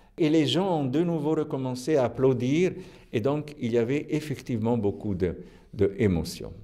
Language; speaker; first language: French; non-native, local second language; Italian